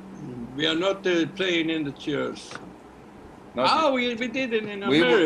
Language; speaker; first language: English; non-native, learner; Icelandic